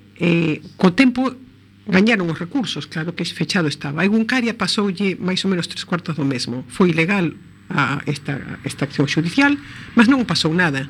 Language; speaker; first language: Galician; native; Galician